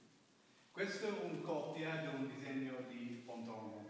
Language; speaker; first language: Italian; non-native, learner; English